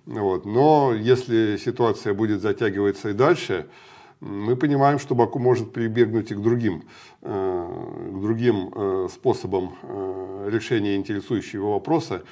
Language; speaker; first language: Russian; native; Russian